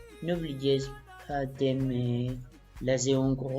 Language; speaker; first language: French; non-native, learner; Spanish